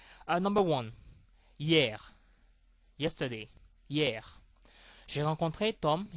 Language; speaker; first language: French; non-native, fluent; English